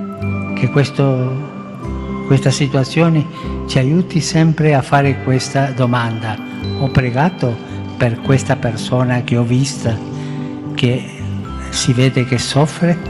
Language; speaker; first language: Italian; non-native, fluent; Spanish